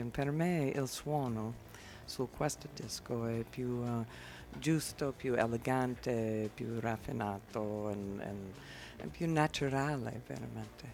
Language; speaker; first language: Italian; non-native, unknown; English